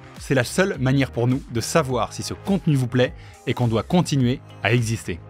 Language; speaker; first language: French; native; French